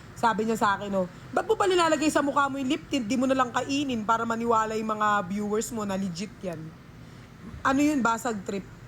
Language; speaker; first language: Filipino; native; Filipino